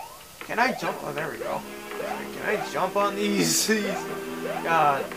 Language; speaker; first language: English; native; English